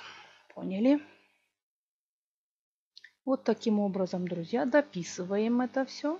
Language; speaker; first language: Russian; non-native, local second language; Gagauz